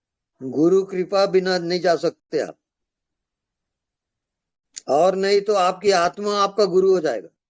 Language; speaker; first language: Hindi; native; Hindi